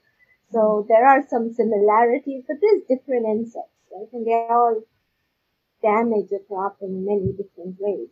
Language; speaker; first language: English; non-native, local second language; Urdu